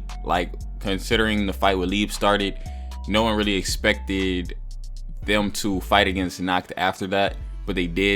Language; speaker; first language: English; native; English